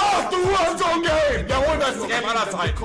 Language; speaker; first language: German; native; German